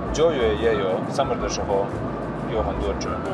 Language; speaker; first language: Chinese; non-native, learner; Serbian